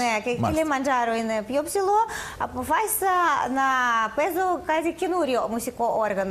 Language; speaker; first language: Greek; non-native, learner; Russian